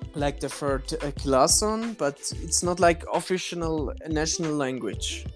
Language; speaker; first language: English; non-native, fluent; German